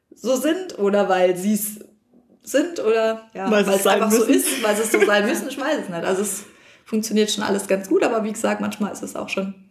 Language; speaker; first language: German; native; German